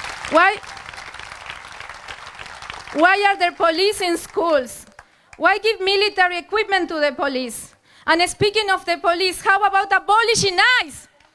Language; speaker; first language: English; non-native, fluent; Spanish